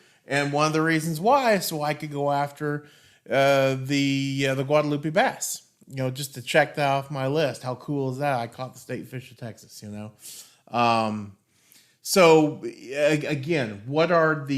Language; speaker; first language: English; native; English